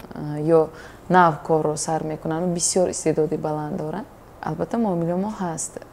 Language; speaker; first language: Tajik; non-native, local second language; Uzbek